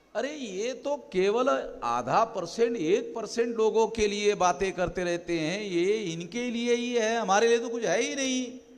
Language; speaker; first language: Hindi; non-native, local second language; Marathi